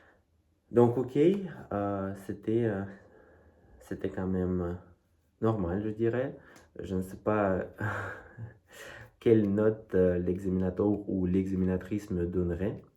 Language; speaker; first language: French; non-native, fluent; Russian